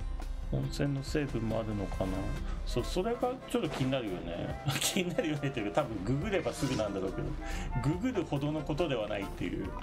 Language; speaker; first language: Japanese; native; Japanese